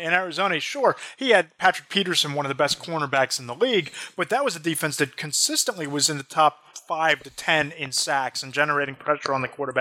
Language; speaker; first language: English; native; English